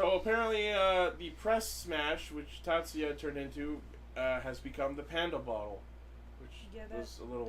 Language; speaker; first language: English; native; English